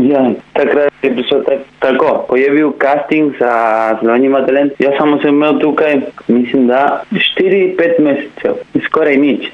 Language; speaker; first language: Slovenian; non-native, learner; Spanish